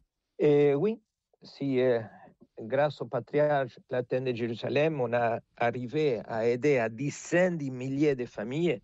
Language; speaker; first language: French; non-native, fluent; Spanish